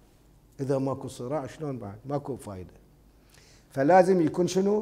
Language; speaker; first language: Arabic; native; Arabic